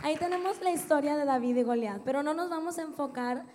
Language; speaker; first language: Spanish; early bilingual, other home language; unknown